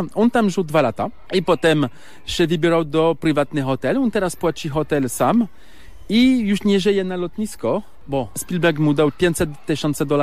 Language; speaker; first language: Polish; non-native, learner; French